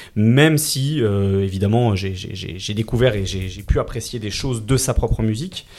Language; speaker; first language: French; native; French